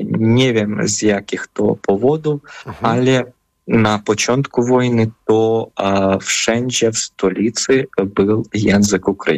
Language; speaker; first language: Polish; non-native, fluent; Ukrainian